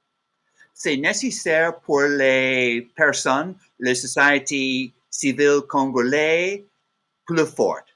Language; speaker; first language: French; non-native, learner; English